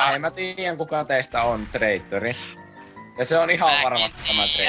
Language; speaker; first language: Finnish; native; Finnish